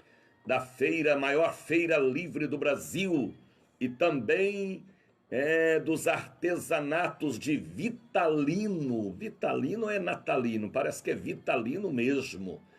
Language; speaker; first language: Portuguese; native; Portuguese